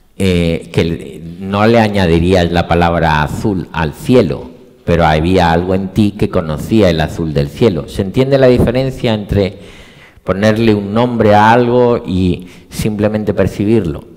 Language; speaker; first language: Spanish; native; Spanish